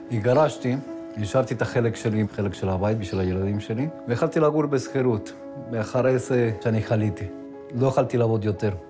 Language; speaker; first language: Hebrew; non-native, fluent; Spanish